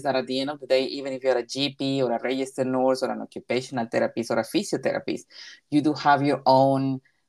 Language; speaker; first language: English; non-native, fluent; Spanish